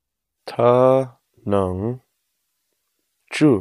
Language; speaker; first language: Chinese; non-native, learner; English